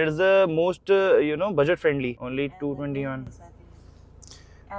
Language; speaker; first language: English; non-native, local second language; Hindi